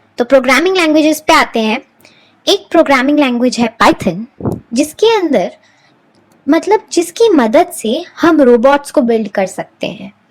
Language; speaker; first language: Hindi; native; Hindi